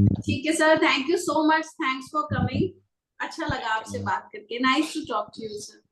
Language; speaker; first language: Hindi; native; Hindi